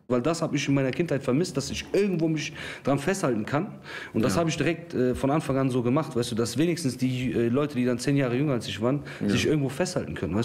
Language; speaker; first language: German; early bilingual, other home language; Kurdish